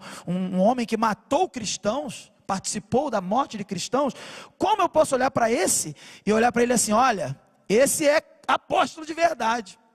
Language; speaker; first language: Portuguese; native; Portuguese